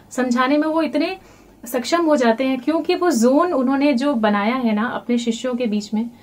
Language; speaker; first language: Hindi; native; Hindi